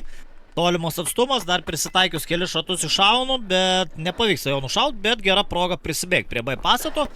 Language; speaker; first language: Lithuanian; native; Lithuanian